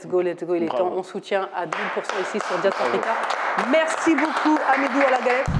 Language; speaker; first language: French; native; French